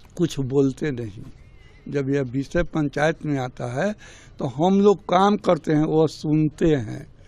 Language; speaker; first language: Hindi; native; Hindi